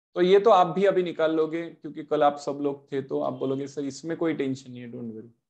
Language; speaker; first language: Hindi; non-native, local second language; Marathi